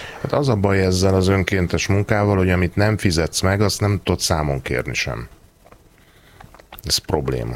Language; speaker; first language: Hungarian; native; Hungarian